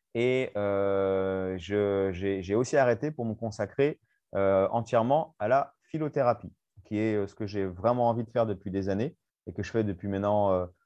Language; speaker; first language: French; native; French